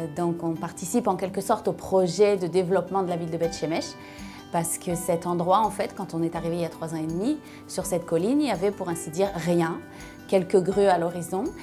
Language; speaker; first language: French; native; French